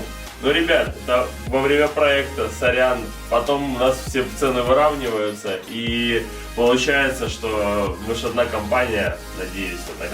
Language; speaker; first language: Russian; native; Russian